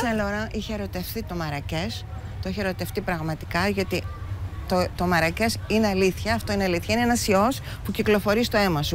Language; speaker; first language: Greek; native; Greek